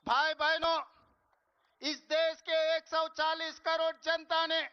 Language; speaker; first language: Hindi; non-native, local second language; Telugu